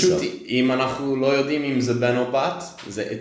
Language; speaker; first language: Hebrew; non-native, fluent; English